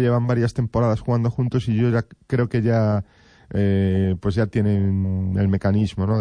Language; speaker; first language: Spanish; native; Spanish